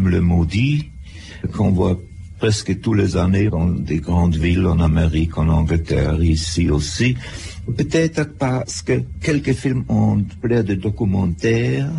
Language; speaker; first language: French; non-native, fluent; German